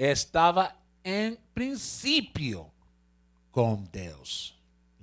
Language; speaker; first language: Portuguese; non-native, learner; Spanish